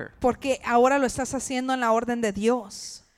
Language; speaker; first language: Spanish; early bilingual, heritage; English